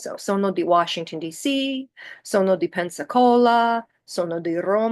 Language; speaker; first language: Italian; non-native, fluent; English